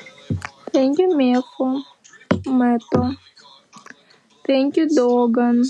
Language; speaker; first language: English; non-native, learner; Russian